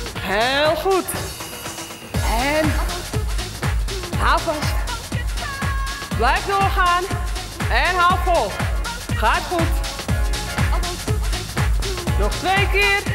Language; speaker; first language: Dutch; native; Dutch